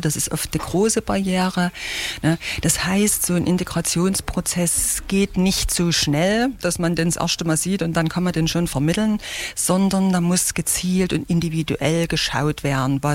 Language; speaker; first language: German; native; German